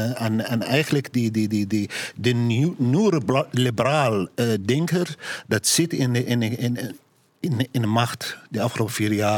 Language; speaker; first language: Dutch; non-native, learner; Arabic